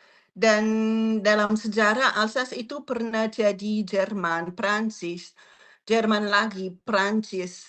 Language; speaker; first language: Indonesian; non-native, fluent; French